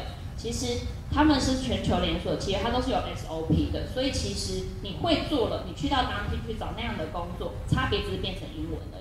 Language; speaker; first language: Chinese; native; Chinese